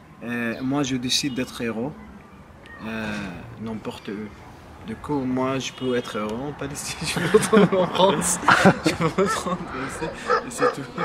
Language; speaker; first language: French; non-native, learner; Arabic